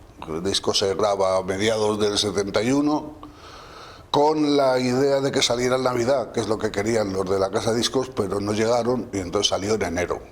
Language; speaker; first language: Spanish; native; Spanish